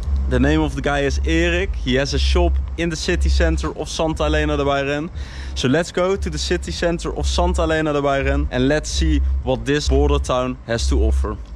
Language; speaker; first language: English; non-native, fluent; Dutch